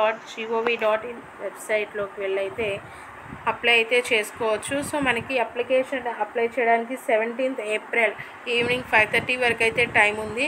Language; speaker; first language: Telugu; native; Telugu